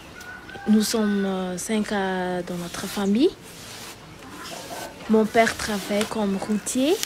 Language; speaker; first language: French; non-native, local second language; Malagasy